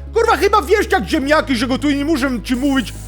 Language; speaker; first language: Polish; non-native, learner; Swedish